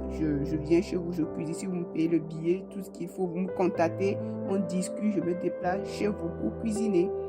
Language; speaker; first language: French; non-native, local second language; Ewe